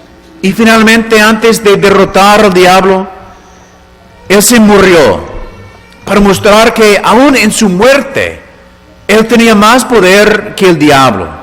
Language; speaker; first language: Spanish; non-native, fluent; English